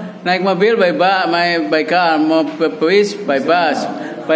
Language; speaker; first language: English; non-native, fluent; Indonesian